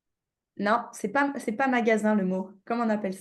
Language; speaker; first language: French; native; French